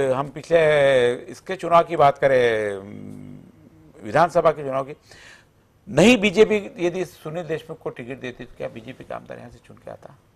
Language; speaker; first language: Hindi; native; Hindi